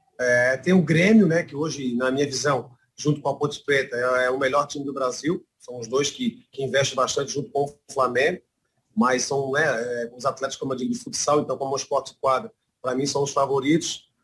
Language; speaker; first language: Portuguese; native; Portuguese